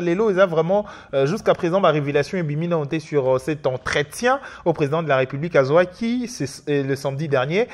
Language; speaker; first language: French; non-native, local second language; Lingala